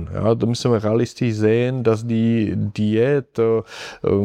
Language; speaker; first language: German; non-native, fluent; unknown